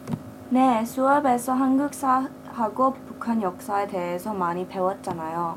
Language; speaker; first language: Korean; early bilingual, heritage; English